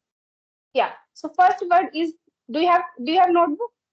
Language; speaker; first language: English; non-native, local second language; Hindi